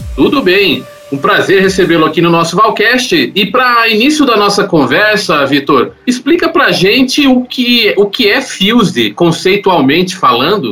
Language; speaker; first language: Portuguese; native; Portuguese